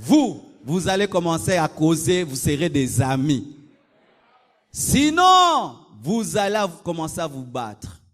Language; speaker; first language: French; non-native, local second language; Lingala